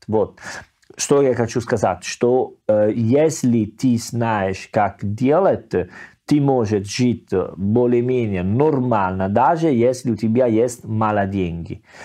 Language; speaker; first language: Russian; non-native, learner; Italian